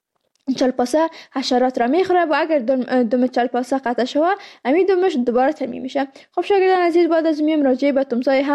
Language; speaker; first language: Persian; native; Persian